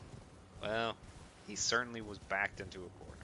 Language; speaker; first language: English; native; English